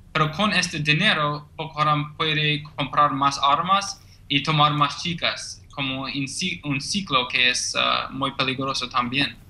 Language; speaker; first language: Spanish; non-native, learner; English